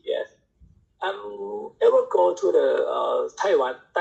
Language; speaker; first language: English; non-native, learner; Thai